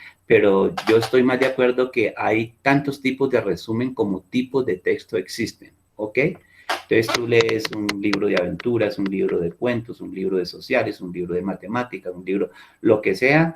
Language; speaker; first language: Spanish; native; Spanish